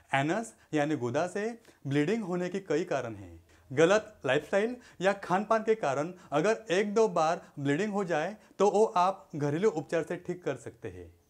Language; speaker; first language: Hindi; non-native, local second language; Marathi